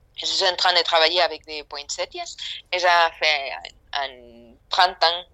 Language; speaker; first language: French; non-native, fluent; Spanish